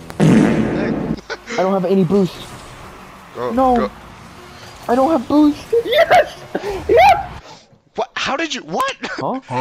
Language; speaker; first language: English; native; English